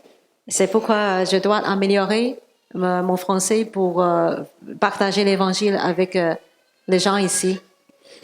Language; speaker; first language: French; non-native, learner; Cantonese